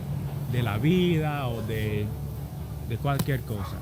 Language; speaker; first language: Spanish; non-native, learner; English